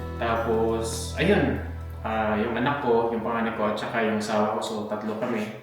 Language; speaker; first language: Filipino; native; Filipino